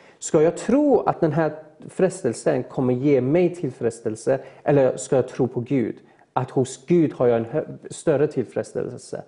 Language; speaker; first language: Swedish; early bilingual, other home language; Persian